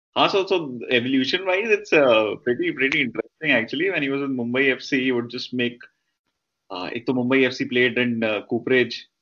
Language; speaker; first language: English; non-native, local second language; Hindi